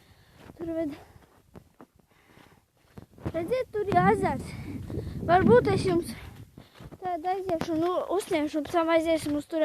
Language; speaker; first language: Latvian; non-native, local second language; Russian